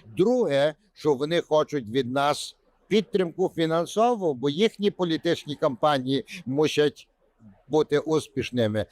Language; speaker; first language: Ukrainian; early bilingual, heritage; Ukrainian